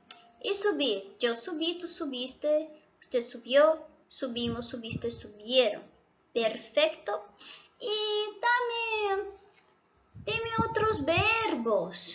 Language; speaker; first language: Spanish; non-native, fluent; Portuguese